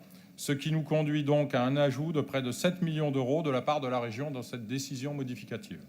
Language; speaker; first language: French; native; French